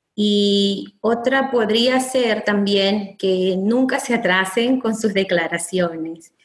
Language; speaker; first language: Spanish; native; Spanish